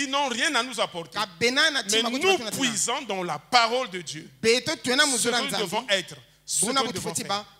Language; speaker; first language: French; native; French